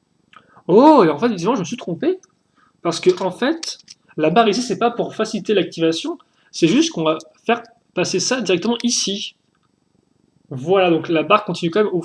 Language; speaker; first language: French; native; French